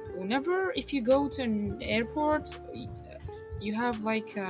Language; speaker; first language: English; non-native, fluent; Arabic